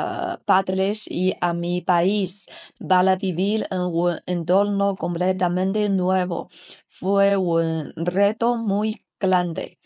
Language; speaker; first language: Spanish; non-native, fluent; Chinese